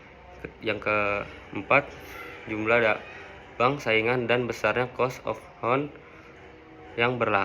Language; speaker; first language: Indonesian; native; Indonesian